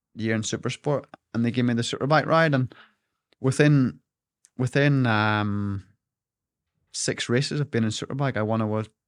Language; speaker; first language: English; native; English